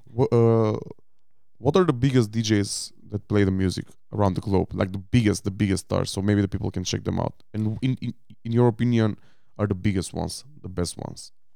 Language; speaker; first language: English; non-native, fluent; Macedonian